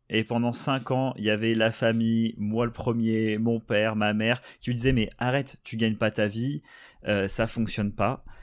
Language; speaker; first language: French; native; French